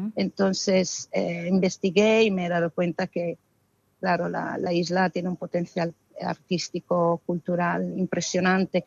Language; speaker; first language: Spanish; non-native, fluent; Italian